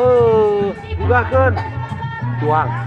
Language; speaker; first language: Indonesian; non-native, local second language; Sundanese